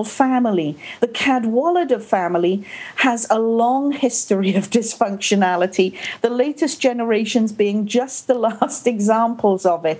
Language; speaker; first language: English; native; English